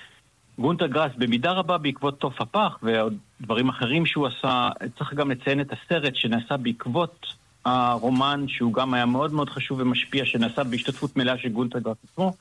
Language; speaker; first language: Hebrew; native; Hebrew